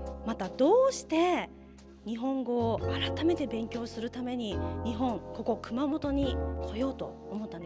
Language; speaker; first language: Japanese; native; Japanese